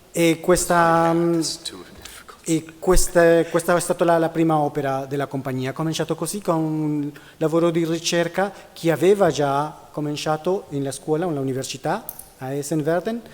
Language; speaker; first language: Italian; non-native, learner; Spanish